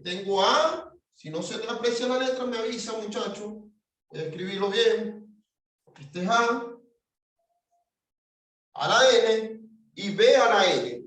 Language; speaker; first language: Spanish; native; Spanish